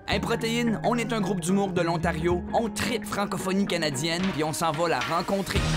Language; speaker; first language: French; native; French